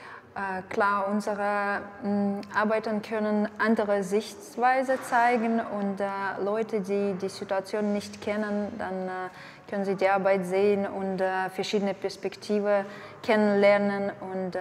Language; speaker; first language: German; non-native, fluent; Russian